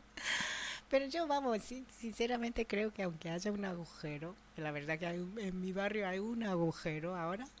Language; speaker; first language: Spanish; non-native, fluent; Japanese